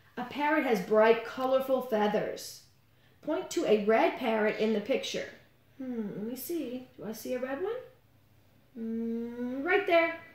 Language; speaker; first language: English; native; English